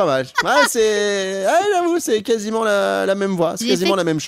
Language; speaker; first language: French; native; French